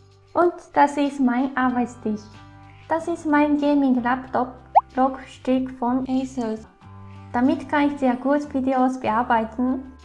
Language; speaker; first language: German; non-native, fluent; Japanese